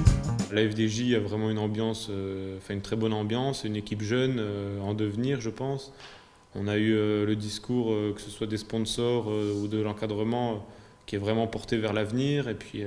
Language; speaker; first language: French; native; French